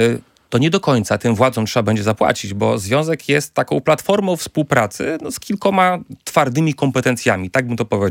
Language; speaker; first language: Polish; native; Polish